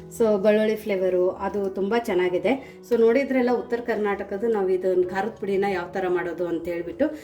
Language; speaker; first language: Kannada; non-native, local second language; Marathi